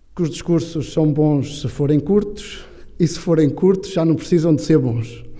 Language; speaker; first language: Portuguese; native; Portuguese